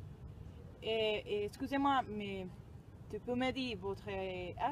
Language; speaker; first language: French; non-native, learner; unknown